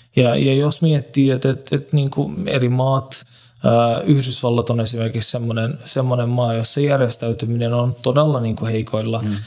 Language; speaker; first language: Finnish; non-native, fluent; Turkish